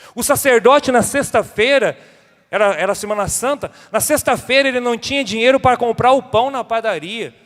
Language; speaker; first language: Portuguese; native; Portuguese